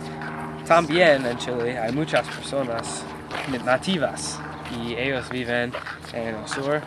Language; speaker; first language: Spanish; non-native, learner; English